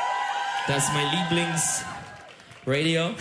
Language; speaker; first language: German; non-native, learner; Turkish